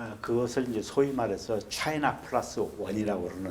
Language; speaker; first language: Korean; native; Korean